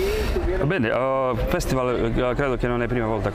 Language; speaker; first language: Italian; non-native, fluent; Croatian